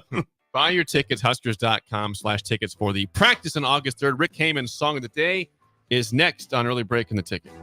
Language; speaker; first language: English; native; English